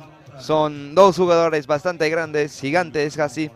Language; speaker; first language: Spanish; non-native, fluent; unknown